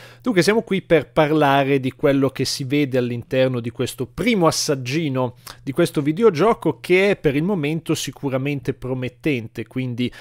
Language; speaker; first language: Italian; native; Italian